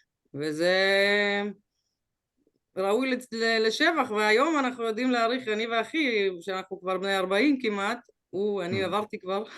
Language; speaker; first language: Hebrew; early bilingual, other home language; Russian